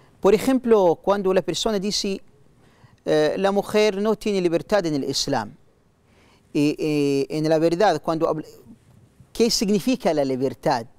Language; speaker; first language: Spanish; non-native, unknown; Arabic